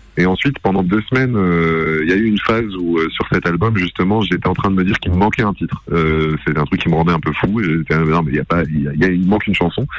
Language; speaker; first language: French; early bilingual, other home language; Arabic